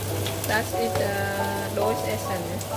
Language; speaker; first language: German; non-native, learner; Vietnamese